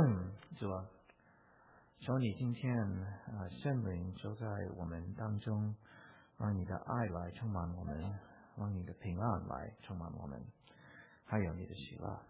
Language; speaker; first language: Chinese; non-native, fluent; English